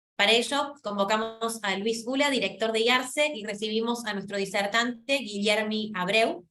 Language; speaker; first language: Spanish; native; Spanish